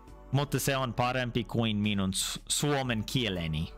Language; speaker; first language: Finnish; non-native, learner; English